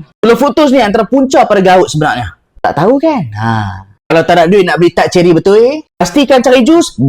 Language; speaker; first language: Malay; native; Malay